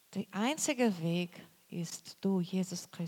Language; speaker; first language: German; non-native, learner; Portuguese